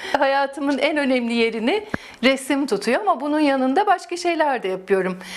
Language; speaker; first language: Turkish; early bilingual, heritage; Turkish